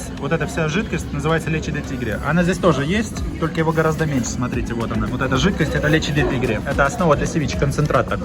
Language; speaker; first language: Russian; native; Russian